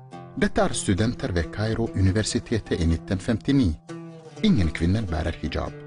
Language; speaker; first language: Norwegian; non-native, fluent; Arabic